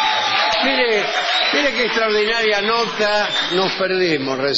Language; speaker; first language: Spanish; native; Spanish